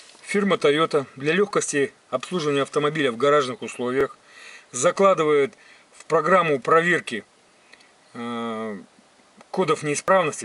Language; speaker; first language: Russian; native; Russian